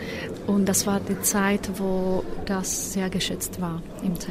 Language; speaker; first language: German; non-native, fluent; Slovak